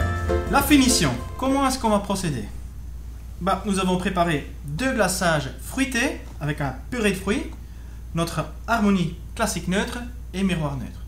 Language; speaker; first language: French; native; French